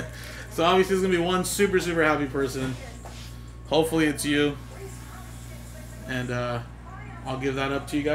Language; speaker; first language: English; native; English